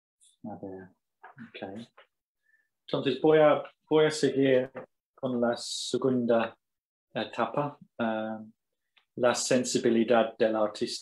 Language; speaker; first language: Spanish; non-native, fluent; English